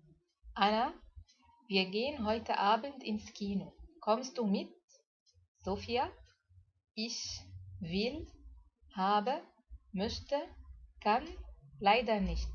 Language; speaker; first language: German; non-native, fluent; Arabic